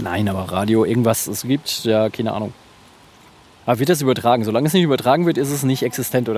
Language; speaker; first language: German; native; German